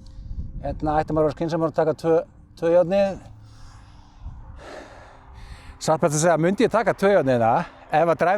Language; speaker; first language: Icelandic; native; Icelandic